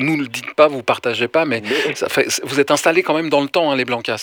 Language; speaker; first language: French; native; French